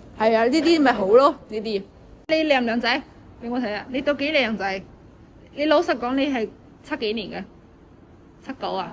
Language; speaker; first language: Cantonese; non-native, fluent; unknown